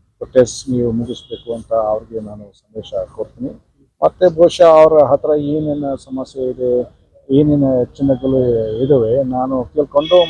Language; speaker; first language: Kannada; non-native, learner; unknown